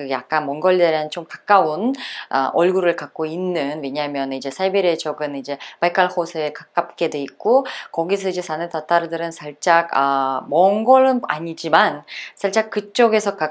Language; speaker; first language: Korean; non-native, fluent; Uzbek